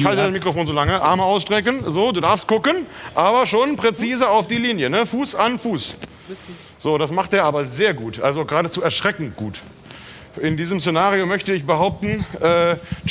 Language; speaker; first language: German; native; German